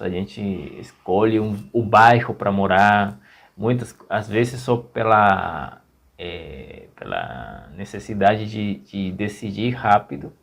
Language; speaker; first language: Portuguese; non-native, fluent; Spanish